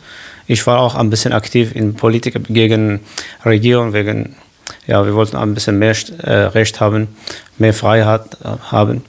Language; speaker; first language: German; non-native, learner; Kurdish